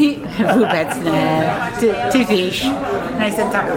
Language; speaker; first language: Czech; non-native, learner; English